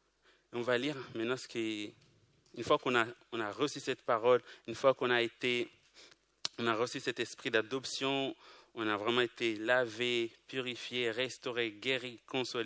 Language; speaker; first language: French; non-native, local second language; Kinyarwanda